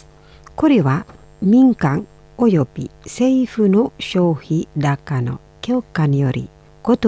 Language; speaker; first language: Japanese; non-native, fluent; Indonesian